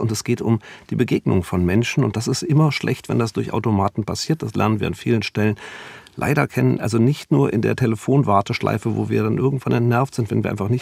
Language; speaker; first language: German; native; German